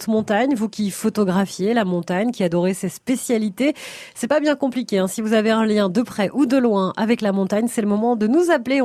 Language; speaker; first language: French; native; French